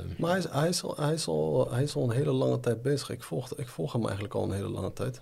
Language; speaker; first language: Dutch; native; Dutch